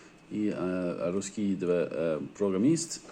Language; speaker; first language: Russian; non-native, learner; English